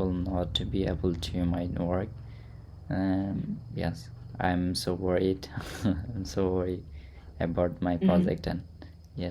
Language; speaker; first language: English; non-native, learner; Hindi